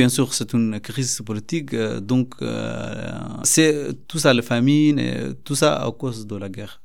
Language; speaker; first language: French; non-native, learner; Arabic